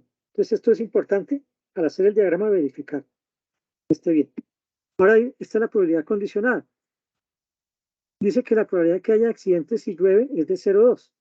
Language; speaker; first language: Spanish; native; Spanish